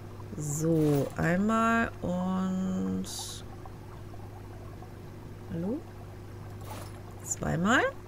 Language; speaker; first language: German; native; German